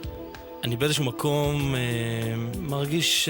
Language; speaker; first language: Hebrew; native; Hebrew